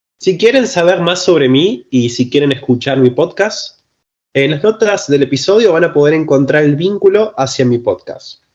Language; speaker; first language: Spanish; native; Spanish